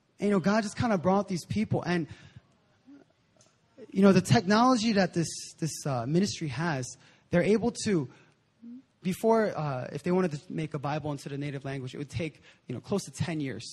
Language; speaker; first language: English; native; English